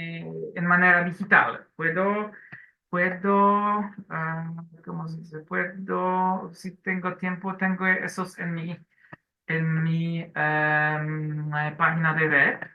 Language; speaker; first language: Spanish; non-native, learner; Polish